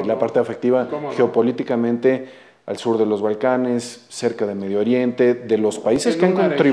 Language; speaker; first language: Spanish; native; Spanish